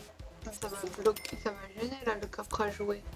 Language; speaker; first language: French; native; French